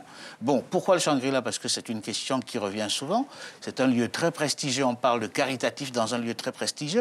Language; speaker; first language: French; native; French